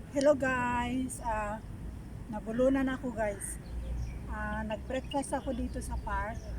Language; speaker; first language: Filipino; non-native, local second language; Iloko